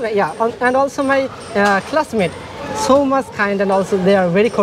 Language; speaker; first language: English; non-native, learner; Bangla